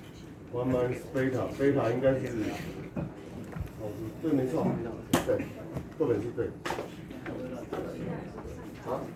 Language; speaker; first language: Chinese; native; Chinese